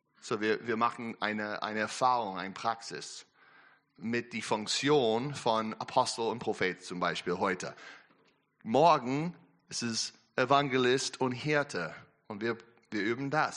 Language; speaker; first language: German; non-native, learner; English